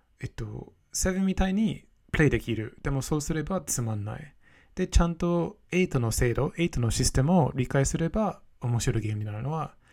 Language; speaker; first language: Japanese; non-native, fluent; English